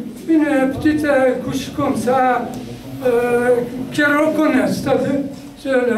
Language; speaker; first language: French; non-native, local second language; Kabyle